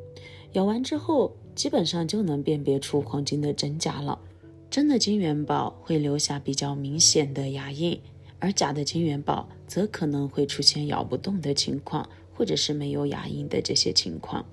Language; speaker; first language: Chinese; native; Chinese